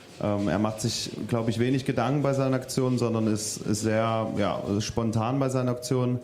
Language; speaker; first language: German; native; German